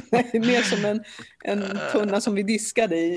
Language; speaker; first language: Swedish; early bilingual, other home language; Polish